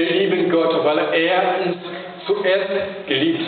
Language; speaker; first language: German; non-native, fluent; Chinese